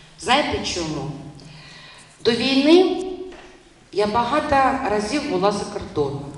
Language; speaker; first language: Ukrainian; non-native, local second language; Russian